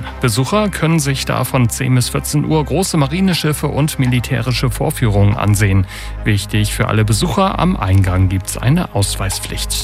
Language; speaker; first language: German; native; German